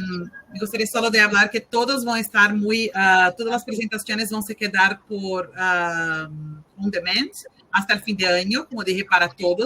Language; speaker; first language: Spanish; non-native, learner; Portuguese